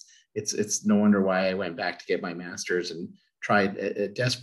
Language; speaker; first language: English; native; English